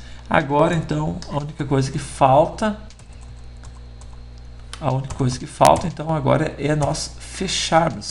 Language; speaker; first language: Portuguese; native; Portuguese